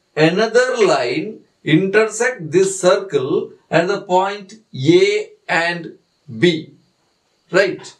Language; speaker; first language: English; non-native, local second language; Kannada